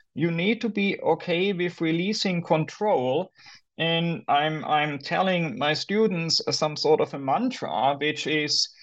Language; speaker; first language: English; non-native, fluent; German